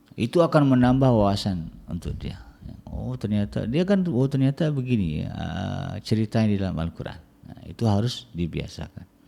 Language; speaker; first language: Indonesian; native; Indonesian